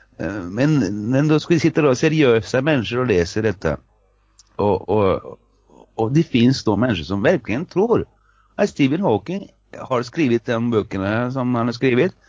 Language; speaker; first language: Swedish; non-native, fluent; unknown